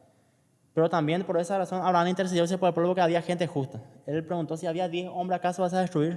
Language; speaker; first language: Spanish; native; Spanish